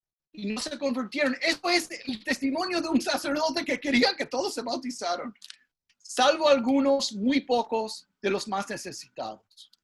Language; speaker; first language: Spanish; early bilingual, heritage; English